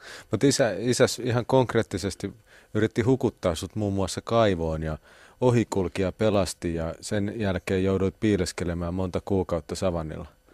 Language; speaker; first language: Finnish; native; Finnish